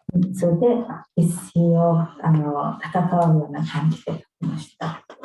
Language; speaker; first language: Japanese; non-native, fluent; Mongolian